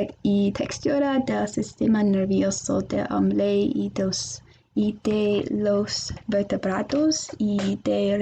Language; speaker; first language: Spanish; non-native, learner; English